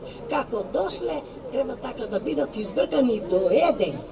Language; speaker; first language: Macedonian; native; Macedonian